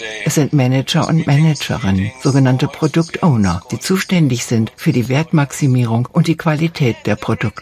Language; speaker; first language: German; native; German